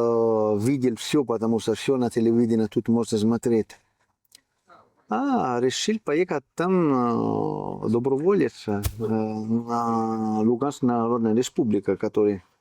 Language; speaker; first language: Russian; non-native, learner; Italian